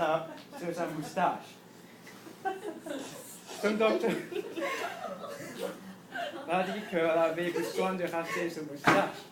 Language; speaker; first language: French; non-native, learner; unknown